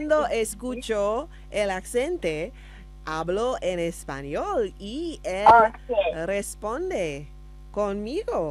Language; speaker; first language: Spanish; non-native, learner; English